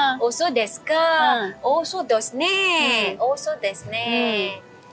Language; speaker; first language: Japanese; non-native, learner; Malay